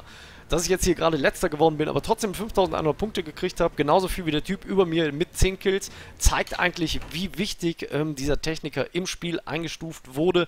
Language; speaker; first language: German; native; German